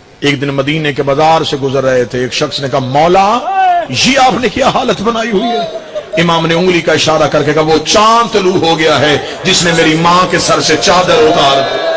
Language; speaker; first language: Urdu; non-native, local second language; Punjabi